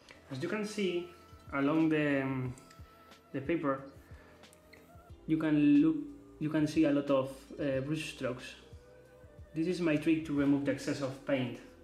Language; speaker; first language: English; non-native, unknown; Spanish